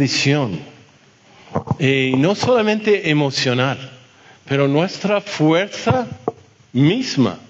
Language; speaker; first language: Spanish; non-native, fluent; French